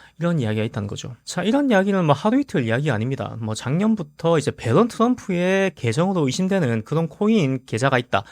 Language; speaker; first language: Korean; native; Korean